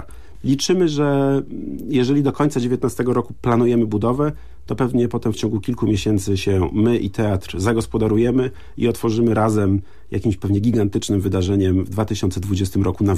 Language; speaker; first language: Polish; native; Polish